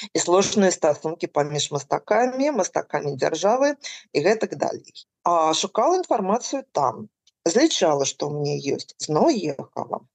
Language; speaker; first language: Belarusian; native; Belarusian